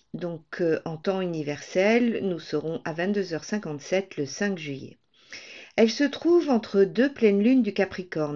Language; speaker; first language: French; native; French